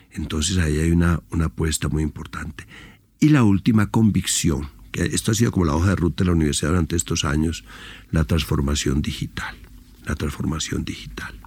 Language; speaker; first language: Spanish; native; Spanish